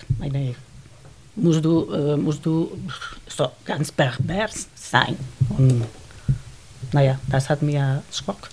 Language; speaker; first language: German; non-native, learner; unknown